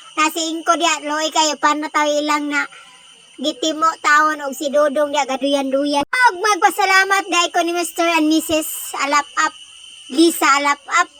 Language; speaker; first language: Cebuano; native; Cebuano